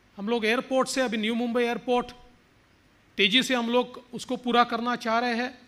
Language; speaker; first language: Hindi; non-native, local second language; Marathi